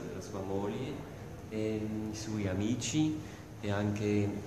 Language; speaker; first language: Italian; non-native, fluent; French